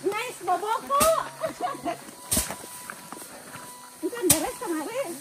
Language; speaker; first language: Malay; non-native, local second language; Sundanese